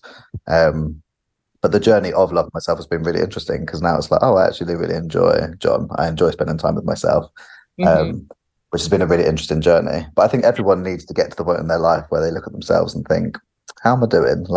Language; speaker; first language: English; native; English